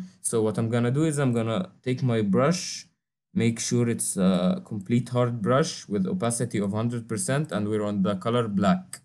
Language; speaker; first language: English; non-native, fluent; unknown